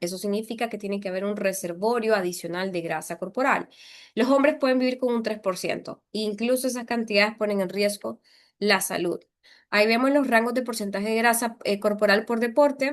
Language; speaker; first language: Spanish; native; Spanish